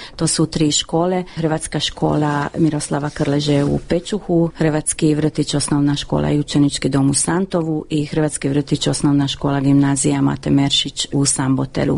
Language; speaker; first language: Croatian; early bilingual, heritage; Croatian